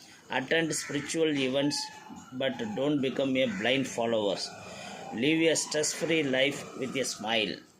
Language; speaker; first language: English; non-native, local second language; Tamil